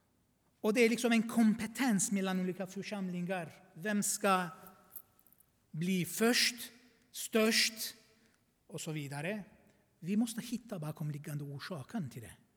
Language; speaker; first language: Swedish; non-native, fluent; Armenian